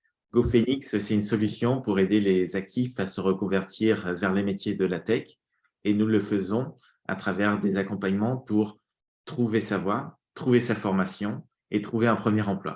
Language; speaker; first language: French; native; French